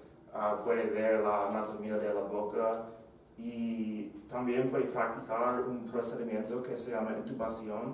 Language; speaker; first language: Spanish; non-native, fluent; English